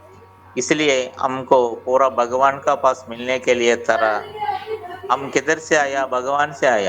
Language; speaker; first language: Hindi; non-native, local second language; Telugu